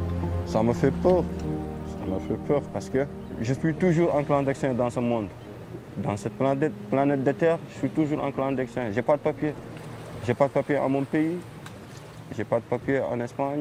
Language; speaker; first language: French; non-native, fluent; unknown